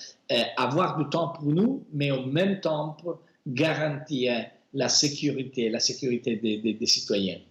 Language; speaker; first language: French; non-native, fluent; Italian